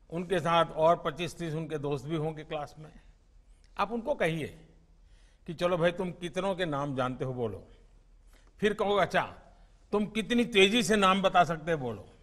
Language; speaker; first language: Hindi; native; Hindi